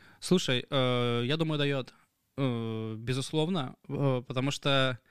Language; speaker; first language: Russian; native; Russian